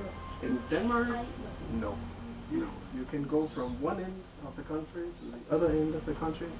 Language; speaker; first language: English; non-native, fluent; Danish